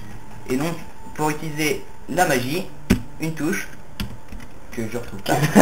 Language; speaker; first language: French; native; French